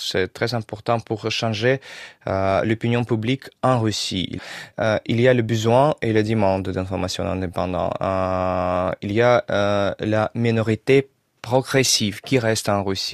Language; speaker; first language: French; non-native, learner; Russian